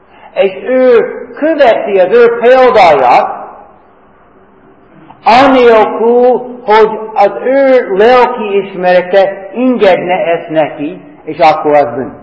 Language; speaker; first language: Hungarian; non-native, fluent; English